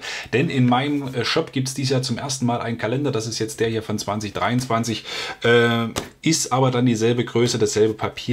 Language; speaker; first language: German; native; German